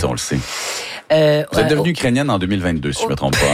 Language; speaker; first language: French; native; French